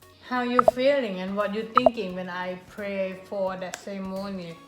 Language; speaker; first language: English; non-native, learner; Thai